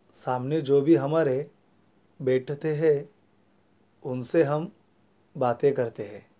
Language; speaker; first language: Hindi; non-native, local second language; Marathi